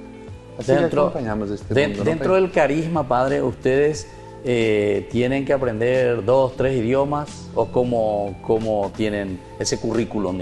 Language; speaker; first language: Spanish; native; Spanish